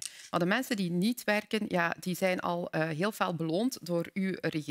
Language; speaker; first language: Dutch; native; Dutch